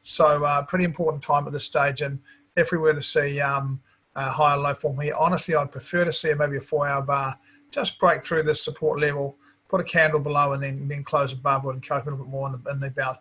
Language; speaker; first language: English; native; English